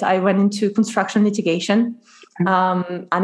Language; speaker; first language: English; non-native, fluent; French